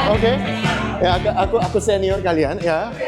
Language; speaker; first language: Indonesian; non-native, learner; Korean